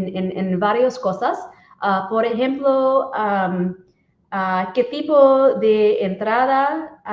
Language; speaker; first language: Spanish; non-native, learner; English